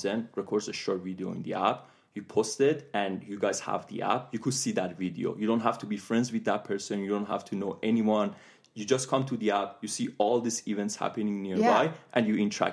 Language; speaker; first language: English; non-native, fluent; Persian